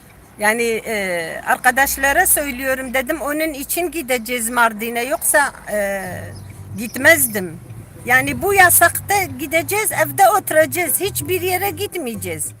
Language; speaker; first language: Turkish; non-native, local second language; Kurdish